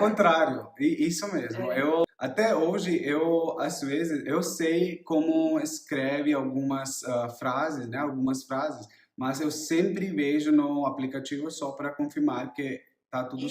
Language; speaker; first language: Portuguese; non-native, learner; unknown